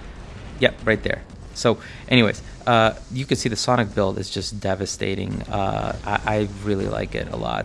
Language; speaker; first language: English; native; English